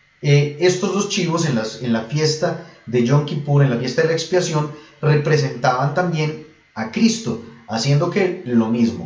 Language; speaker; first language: Spanish; native; Spanish